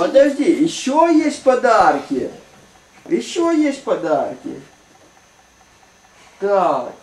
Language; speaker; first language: Russian; native; Russian